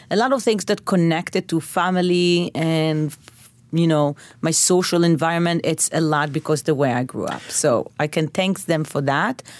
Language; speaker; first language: English; non-native, fluent; Hebrew